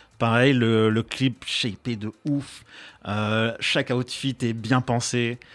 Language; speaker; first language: French; native; French